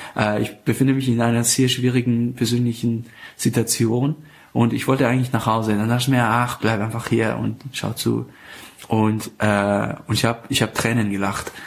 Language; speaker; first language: German; non-native, fluent; Persian